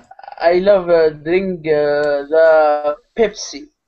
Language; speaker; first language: English; non-native, learner; Arabic